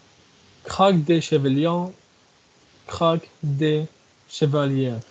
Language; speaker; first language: French; non-native, learner; Arabic